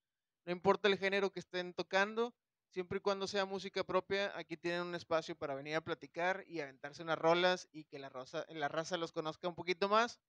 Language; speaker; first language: Spanish; native; Spanish